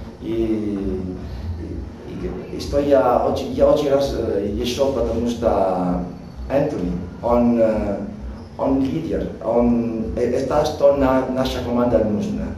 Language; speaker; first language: Russian; non-native, learner; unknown